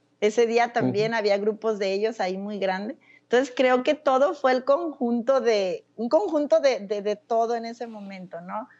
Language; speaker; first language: Spanish; native; Spanish